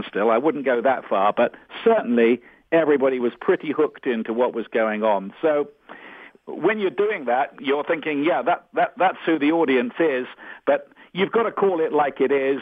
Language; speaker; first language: English; native; English